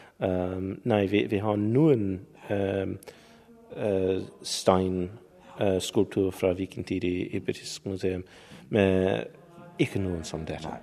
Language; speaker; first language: Norwegian; non-native, learner; English